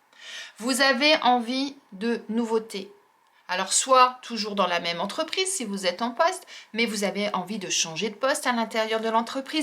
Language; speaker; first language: French; native; French